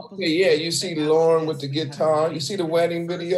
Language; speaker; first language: English; native; English